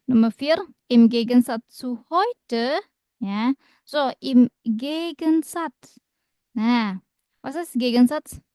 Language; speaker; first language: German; non-native, fluent; Indonesian